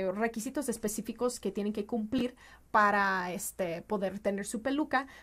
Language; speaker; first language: Spanish; non-native, fluent; English